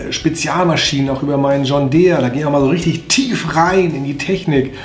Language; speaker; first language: German; native; German